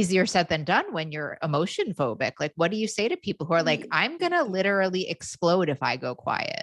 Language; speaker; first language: English; native; English